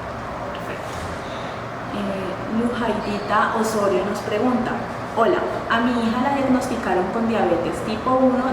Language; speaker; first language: Spanish; native; Spanish